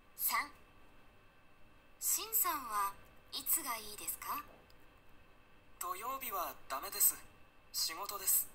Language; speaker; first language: Japanese; non-native, fluent; Malay